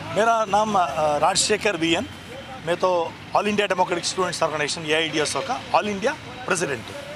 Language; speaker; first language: Hindi; non-native, local second language; Kannada